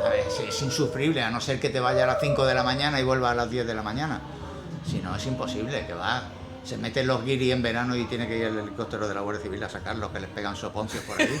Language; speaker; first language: Spanish; native; Spanish